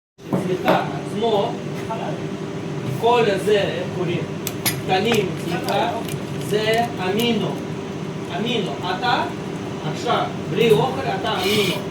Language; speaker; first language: Hebrew; non-native, learner; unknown